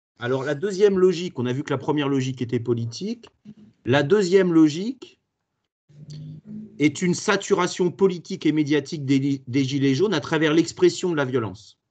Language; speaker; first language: French; native; French